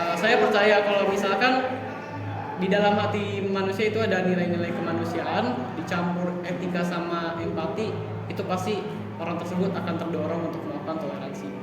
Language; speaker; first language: Indonesian; native; Indonesian